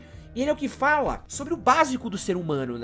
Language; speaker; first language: Portuguese; native; Portuguese